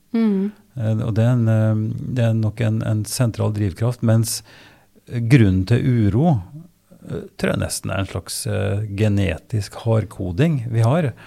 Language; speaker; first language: Norwegian; native; Norwegian